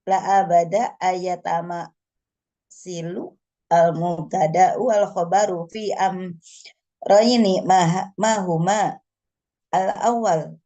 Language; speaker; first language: Arabic; non-native, learner; Indonesian